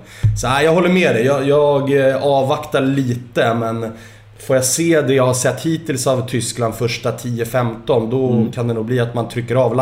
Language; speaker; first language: Swedish; native; Swedish